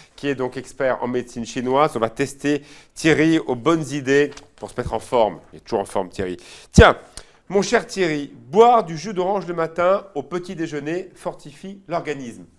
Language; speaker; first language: French; native; French